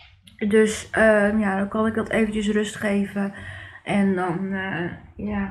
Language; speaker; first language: Dutch; native; Dutch